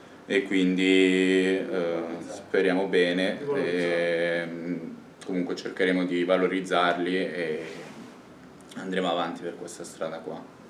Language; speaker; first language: Italian; native; Italian